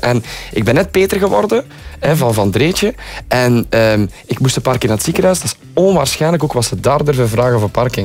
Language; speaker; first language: Dutch; native; Dutch